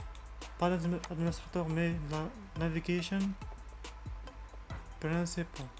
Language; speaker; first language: French; non-native, learner; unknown